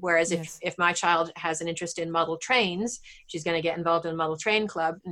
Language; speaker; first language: English; native; English